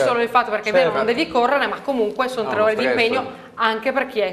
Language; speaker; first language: Italian; native; Italian